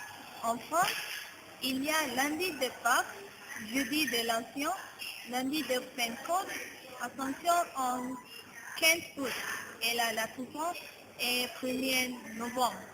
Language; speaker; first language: French; non-native, learner; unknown